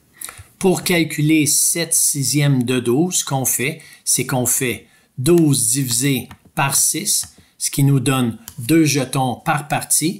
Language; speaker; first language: French; native; French